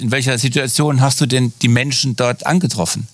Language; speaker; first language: German; native; German